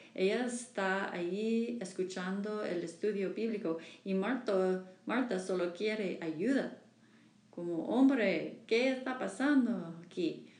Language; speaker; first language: Spanish; non-native, learner; English